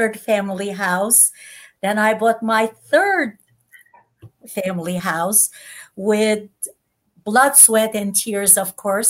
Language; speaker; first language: English; non-native, fluent; Turkish